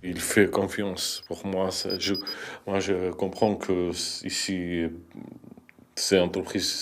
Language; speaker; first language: French; non-native, learner; Georgian